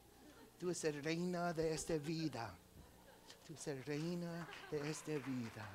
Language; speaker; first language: Spanish; non-native, local second language; English